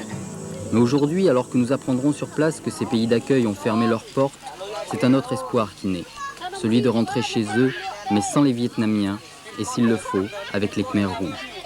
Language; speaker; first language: French; native; French